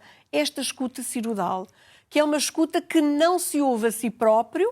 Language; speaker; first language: Portuguese; native; Portuguese